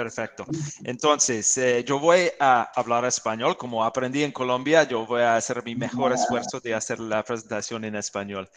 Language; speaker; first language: Spanish; non-native, fluent; English